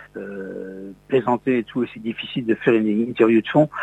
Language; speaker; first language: French; native; French